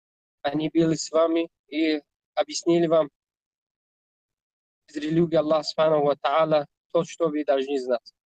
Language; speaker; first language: Russian; non-native, learner; Tajik